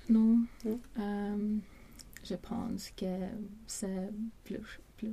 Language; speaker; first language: French; non-native, learner; Latvian